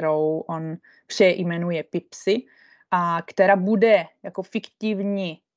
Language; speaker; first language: Czech; non-native, fluent; Italian